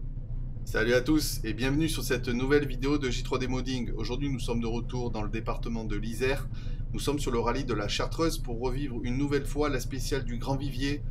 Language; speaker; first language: French; native; French